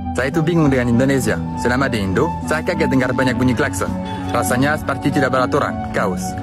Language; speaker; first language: Indonesian; non-native, fluent; French